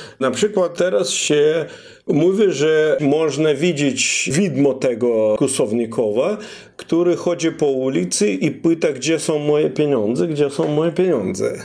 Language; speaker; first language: Polish; non-native, fluent; Russian